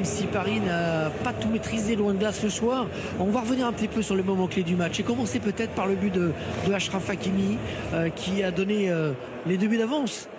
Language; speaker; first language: French; native; French